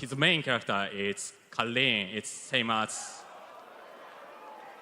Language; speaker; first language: English; non-native, learner; Japanese